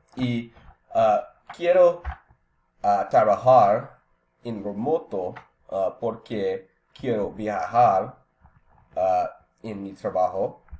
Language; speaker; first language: Spanish; non-native, learner; English